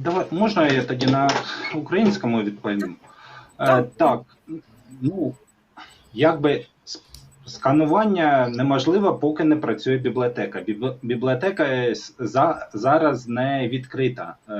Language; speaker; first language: Ukrainian; non-native, local second language; Russian